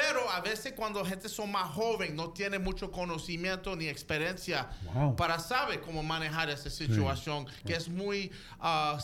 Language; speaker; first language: Spanish; early bilingual, heritage; Spanish